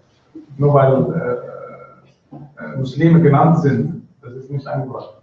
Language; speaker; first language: German; non-native, fluent; Arabic